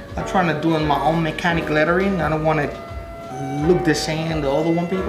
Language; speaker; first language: English; non-native, local second language; Spanish